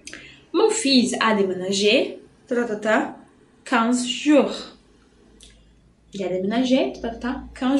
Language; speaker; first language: French; non-native, fluent; Portuguese